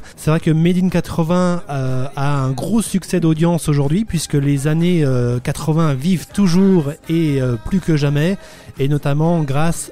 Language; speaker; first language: French; native; French